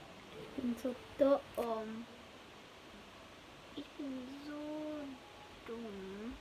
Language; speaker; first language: German; early bilingual, heritage; German